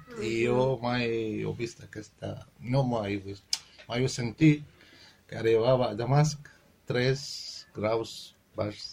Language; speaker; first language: Catalan; non-native, fluent; Arabic